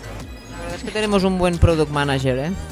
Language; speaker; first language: Spanish; native; Spanish